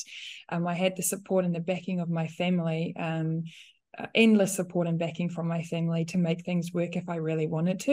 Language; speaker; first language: English; non-native, local second language; Afrikaans